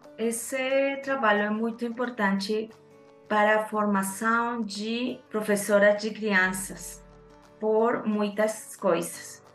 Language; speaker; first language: Portuguese; non-native, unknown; Spanish